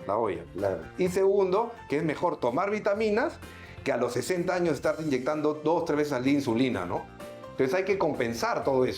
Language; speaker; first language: Spanish; native; Spanish